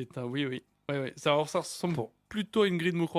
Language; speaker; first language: French; native; French